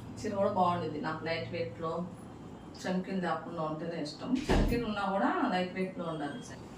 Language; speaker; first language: Telugu; non-native, local second language; Urdu